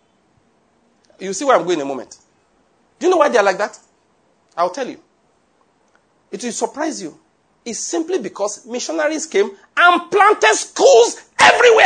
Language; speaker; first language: English; non-native, local second language; Yoruba